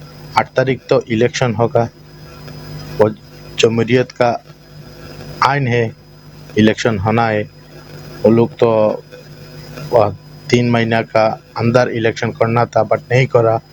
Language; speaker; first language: Hindi; non-native, fluent; Bangla